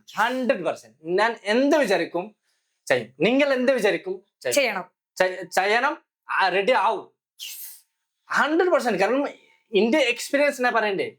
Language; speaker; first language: Malayalam; non-native, fluent; Bangla